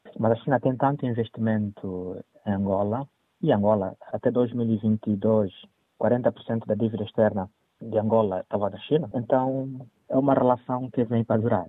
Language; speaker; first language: Portuguese; native; Portuguese